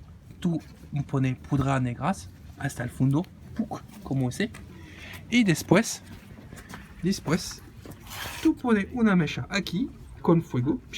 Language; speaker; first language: Spanish; non-native, learner; French